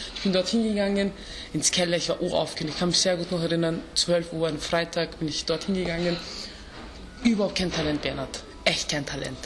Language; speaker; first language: German; early bilingual, other home language; Turkish